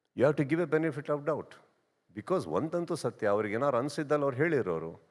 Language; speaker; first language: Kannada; native; Kannada